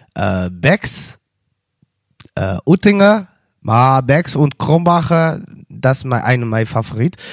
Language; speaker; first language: German; non-native, learner; Dutch